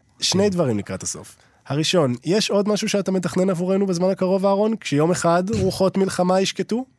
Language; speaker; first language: Hebrew; native; Hebrew